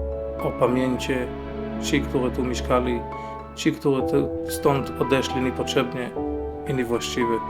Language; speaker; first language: Polish; non-native, fluent; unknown